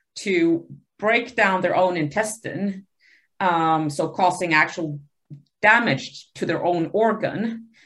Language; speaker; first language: English; early bilingual, other home language; Spanish